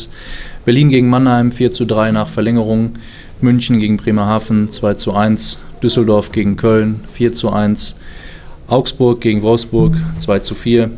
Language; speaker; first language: German; native; German